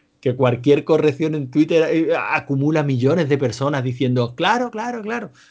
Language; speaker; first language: Spanish; native; Spanish